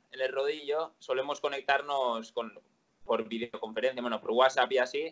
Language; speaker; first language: Spanish; native; Spanish